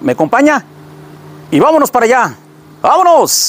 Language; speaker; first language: Spanish; native; Spanish